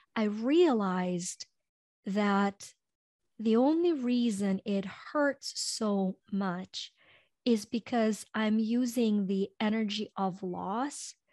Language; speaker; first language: English; non-native, fluent; Ukrainian